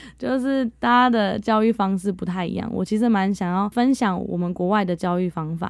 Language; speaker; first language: Chinese; early bilingual, heritage; Chinese